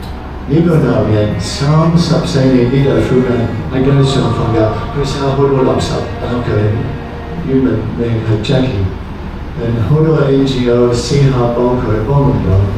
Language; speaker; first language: Cantonese; non-native, fluent; English